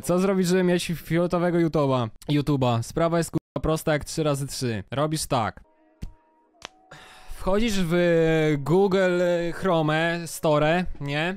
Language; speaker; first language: Polish; native; Polish